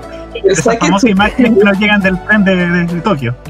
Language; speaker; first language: Spanish; native; Spanish